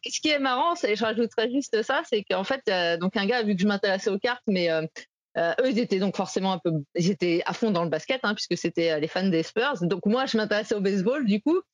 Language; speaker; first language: French; native; French